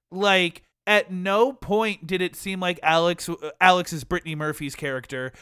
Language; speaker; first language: English; native; English